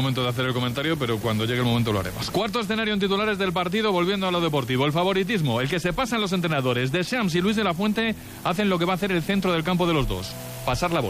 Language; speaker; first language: Spanish; native; Spanish